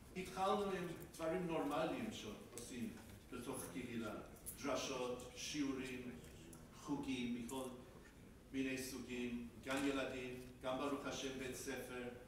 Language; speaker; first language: Hebrew; non-native, fluent; English